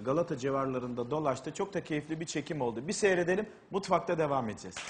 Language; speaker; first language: Turkish; native; Turkish